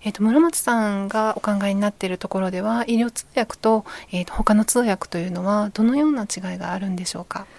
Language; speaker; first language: Japanese; native; Japanese